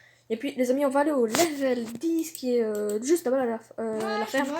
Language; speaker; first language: French; native; French